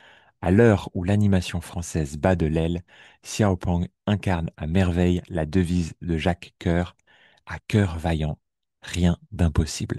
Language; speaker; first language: French; native; French